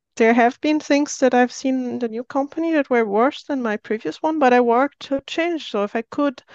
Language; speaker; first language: English; non-native, fluent; Arabic